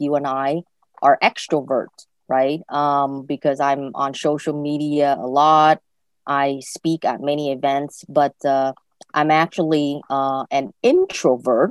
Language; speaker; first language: English; native; English